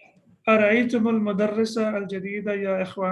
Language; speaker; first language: Arabic; non-native, fluent; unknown